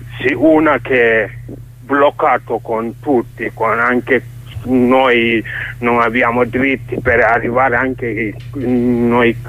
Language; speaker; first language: Italian; non-native, learner; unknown